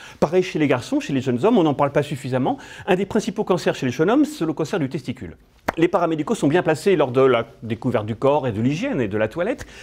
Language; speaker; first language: French; native; French